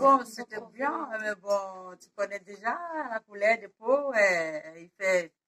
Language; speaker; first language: French; non-native, learner; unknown